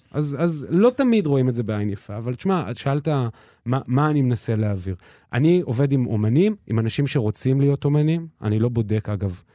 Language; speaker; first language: Hebrew; native; Hebrew